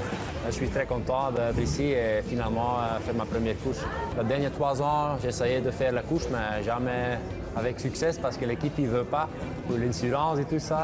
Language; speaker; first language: French; non-native, local second language; Dutch